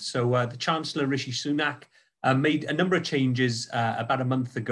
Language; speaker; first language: English; native; English